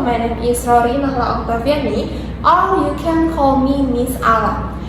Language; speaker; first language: English; non-native, learner; Indonesian